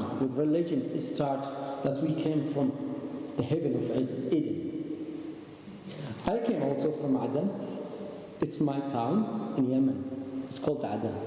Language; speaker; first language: English; non-native, learner; Arabic